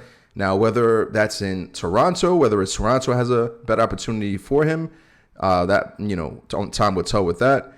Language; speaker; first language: English; native; English